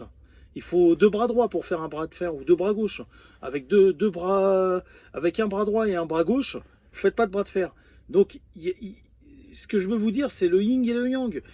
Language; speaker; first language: French; native; French